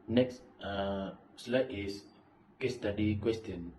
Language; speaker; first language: English; non-native, local second language; Malay